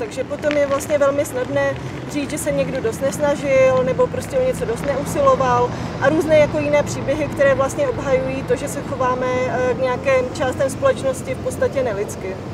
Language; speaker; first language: Czech; native; Czech